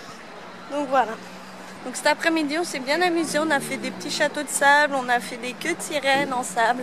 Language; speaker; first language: French; native; French